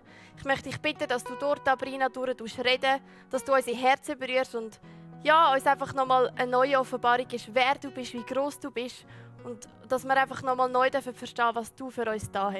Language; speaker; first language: German; native; German